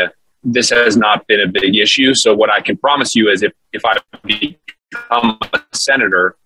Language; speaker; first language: English; native; English